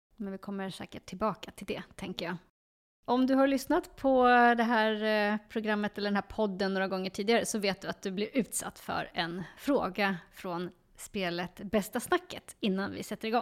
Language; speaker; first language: Swedish; native; Swedish